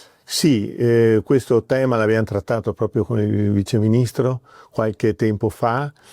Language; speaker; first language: Italian; native; Italian